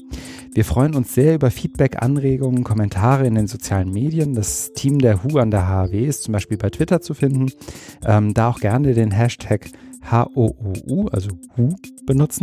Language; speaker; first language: German; native; German